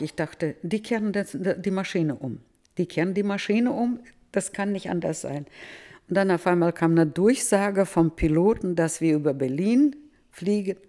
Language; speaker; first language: German; early bilingual, heritage; Russian